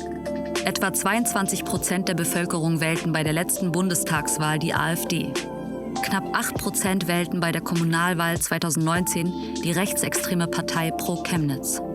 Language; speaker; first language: German; native; German